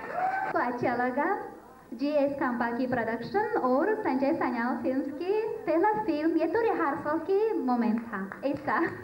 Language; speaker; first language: Hindi; non-native, fluent; Tajik